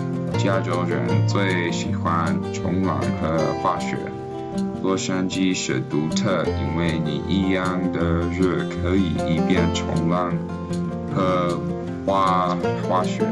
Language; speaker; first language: Chinese; non-native, learner; English